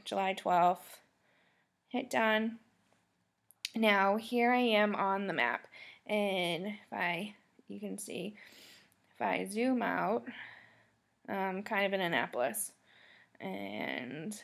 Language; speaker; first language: English; native; English